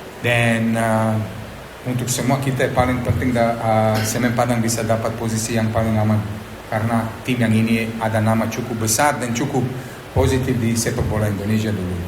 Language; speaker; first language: Indonesian; non-native, fluent; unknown